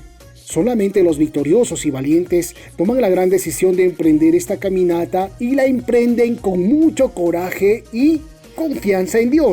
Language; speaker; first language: Spanish; native; Spanish